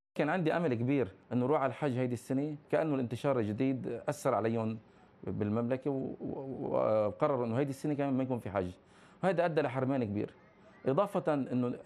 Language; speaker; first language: Arabic; native; Arabic